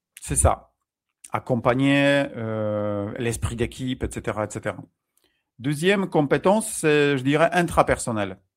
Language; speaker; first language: French; non-native, fluent; Polish